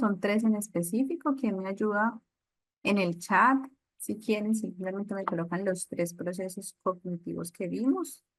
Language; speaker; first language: Spanish; native; Spanish